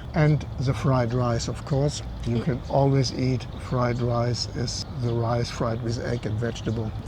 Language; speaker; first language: English; non-native, fluent; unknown